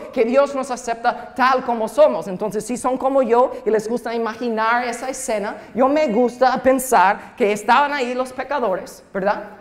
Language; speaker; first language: Spanish; non-native, fluent; English